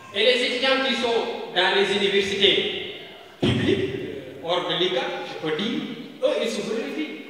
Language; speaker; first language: French; non-native, local second language; Fula